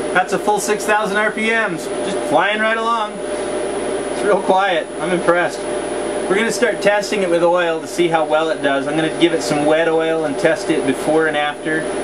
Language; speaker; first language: English; native; English